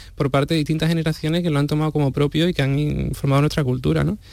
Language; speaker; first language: Spanish; native; Spanish